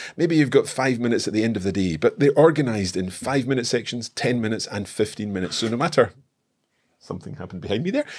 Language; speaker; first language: English; native; English